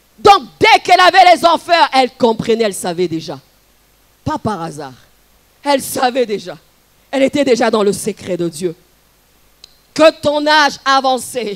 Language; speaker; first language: French; non-native, local second language; Lingala